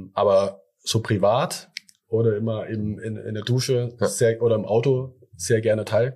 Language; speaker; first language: German; early bilingual, other home language; Thai